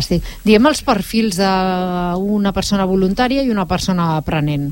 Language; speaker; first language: Catalan; native; Catalan